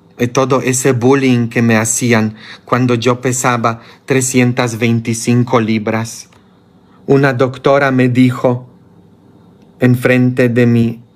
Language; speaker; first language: Spanish; non-native, fluent; Polish